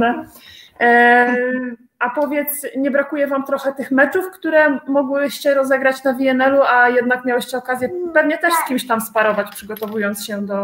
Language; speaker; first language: Polish; native; Polish